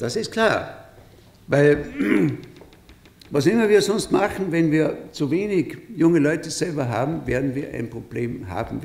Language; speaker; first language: German; native; German